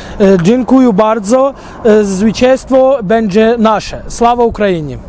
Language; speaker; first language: Polish; non-native, learner; Ukrainian